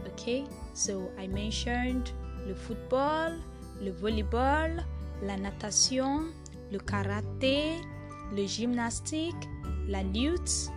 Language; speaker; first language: English; non-native, local second language; Yoruba